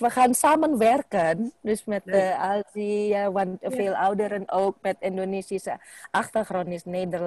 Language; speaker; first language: Dutch; non-native, learner; Indonesian